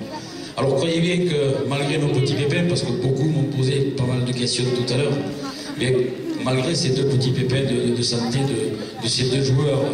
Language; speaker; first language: French; native; French